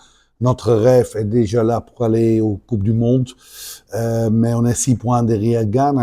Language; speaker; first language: French; non-native, local second language; Dutch